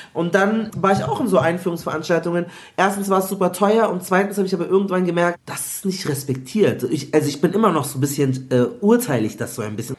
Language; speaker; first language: German; early bilingual, other home language; Igbo